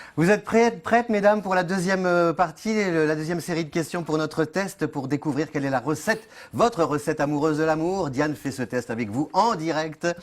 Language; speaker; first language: French; native; French